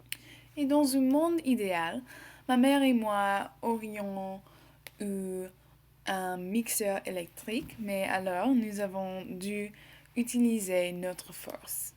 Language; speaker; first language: French; non-native, learner; English